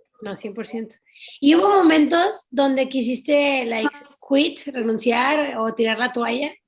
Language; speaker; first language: Spanish; native; Spanish